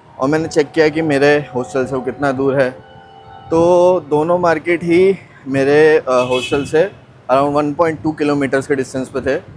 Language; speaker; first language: Hindi; native; Hindi